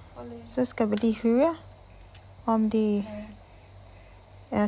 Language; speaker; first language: Danish; non-native, fluent; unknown